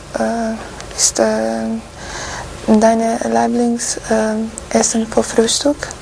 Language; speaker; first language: German; non-native, learner; Croatian